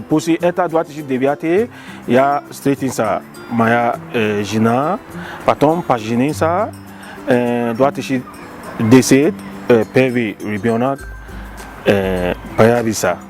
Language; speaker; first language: Russian; non-native, learner; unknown